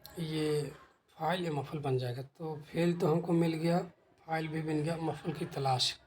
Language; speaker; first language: Urdu; native; Urdu